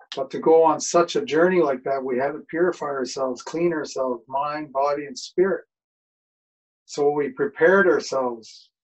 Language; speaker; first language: English; native; English